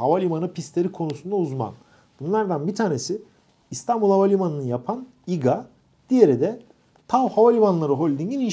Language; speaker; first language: Turkish; native; Turkish